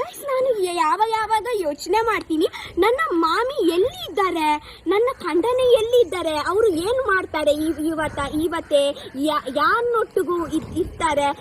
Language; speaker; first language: Kannada; non-native, local second language; Tulu